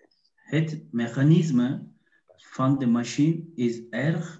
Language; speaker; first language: Dutch; non-native, learner; Turkish